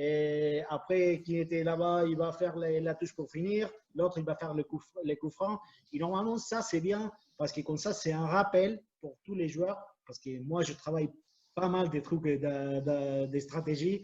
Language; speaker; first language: French; non-native, fluent; Spanish